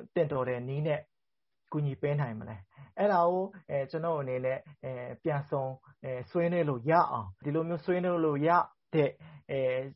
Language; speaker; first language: Burmese; native; Burmese